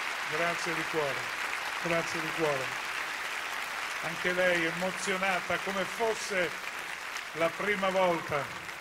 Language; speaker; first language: Italian; native; Italian